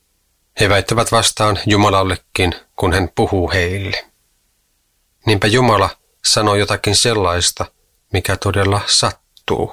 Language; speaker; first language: Finnish; native; Finnish